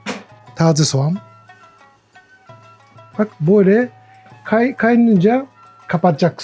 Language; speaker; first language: Turkish; non-native, learner; Japanese